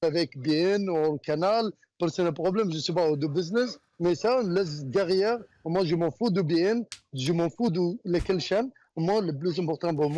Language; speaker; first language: French; non-native, learner; Arabic